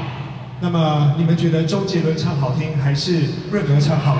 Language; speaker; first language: Chinese; native; Chinese